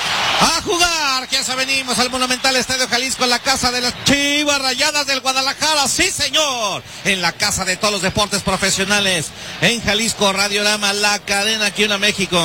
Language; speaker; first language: Spanish; native; Spanish